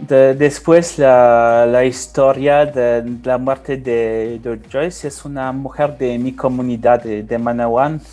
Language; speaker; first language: Spanish; non-native, learner; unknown